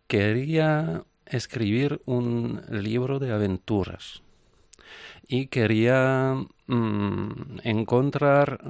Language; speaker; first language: Spanish; non-native, fluent; French